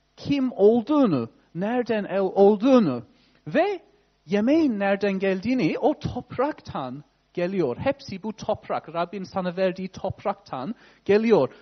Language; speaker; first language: Turkish; non-native, fluent; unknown